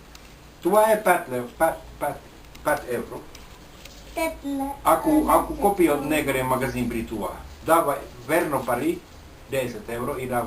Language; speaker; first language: Bulgarian; non-native, learner; Finnish